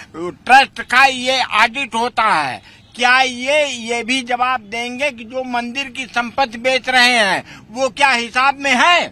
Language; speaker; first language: Hindi; native; Hindi